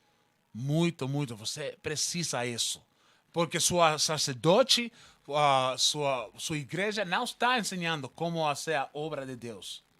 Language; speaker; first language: Portuguese; non-native, learner; Spanish